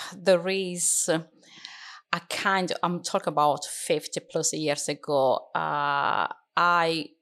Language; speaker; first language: English; non-native, fluent; Italian